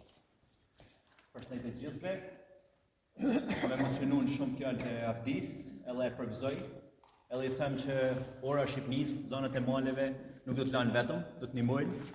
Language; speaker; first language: Albanian; native; Albanian